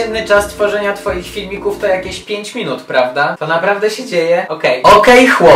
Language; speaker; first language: Polish; native; Polish